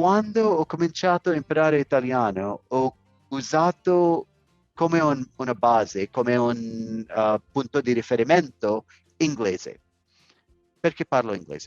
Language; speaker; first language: Italian; non-native, learner; English